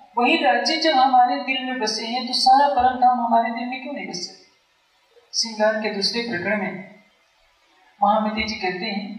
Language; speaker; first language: Hindi; native; Hindi